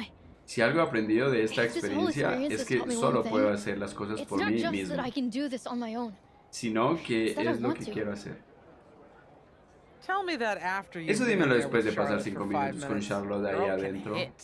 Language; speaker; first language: Spanish; native; Spanish